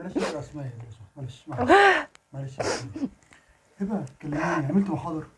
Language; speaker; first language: Arabic; native; Arabic